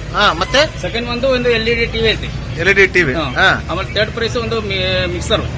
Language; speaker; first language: Kannada; non-native, local second language; Malayalam